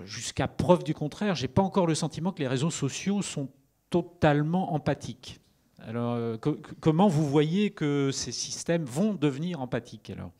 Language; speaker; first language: French; native; French